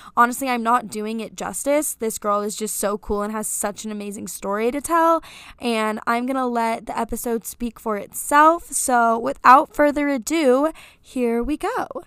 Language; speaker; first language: English; native; English